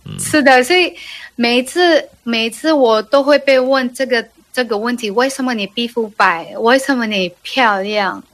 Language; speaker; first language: Chinese; non-native, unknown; Cebuano